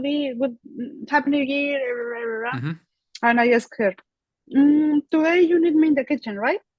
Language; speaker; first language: English; non-native, learner; Spanish